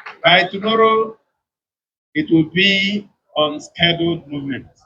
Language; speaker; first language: English; non-native, local second language; Igbo